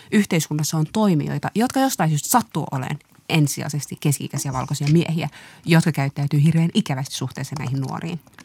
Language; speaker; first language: Finnish; early bilingual, other home language; Somali